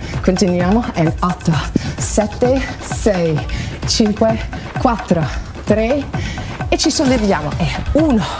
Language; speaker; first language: Italian; non-native, fluent; English